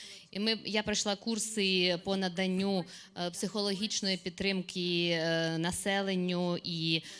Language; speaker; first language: Ukrainian; native; Ukrainian